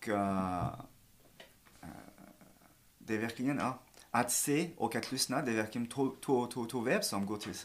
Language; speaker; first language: Swedish; non-native, fluent; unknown